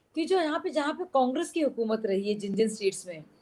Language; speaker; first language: Hindi; native; Hindi